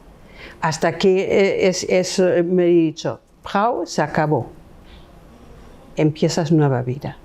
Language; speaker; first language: Spanish; non-native, fluent; German